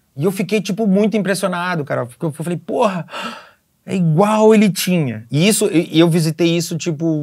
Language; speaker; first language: Portuguese; native; Portuguese